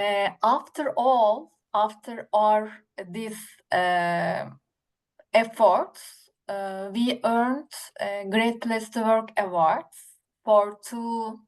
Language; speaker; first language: English; non-native, learner; Turkish